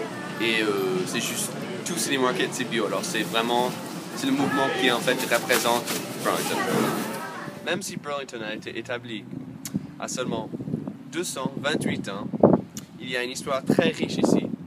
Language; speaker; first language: French; non-native, fluent; English